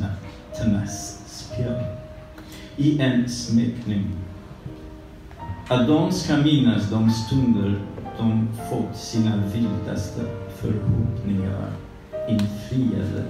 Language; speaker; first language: Swedish; non-native, learner; French